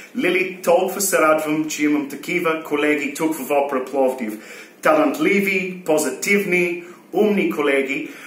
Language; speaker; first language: Bulgarian; non-native, learner; English